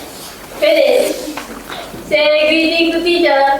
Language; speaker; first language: English; non-native, learner; Indonesian